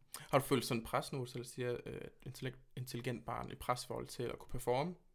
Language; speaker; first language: Danish; native; Danish